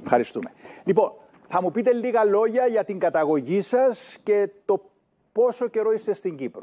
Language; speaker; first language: Greek; native; Greek